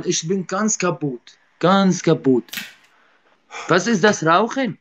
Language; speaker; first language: German; non-native, learner; Arabic